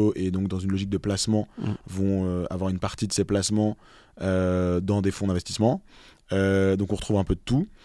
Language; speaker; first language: French; native; French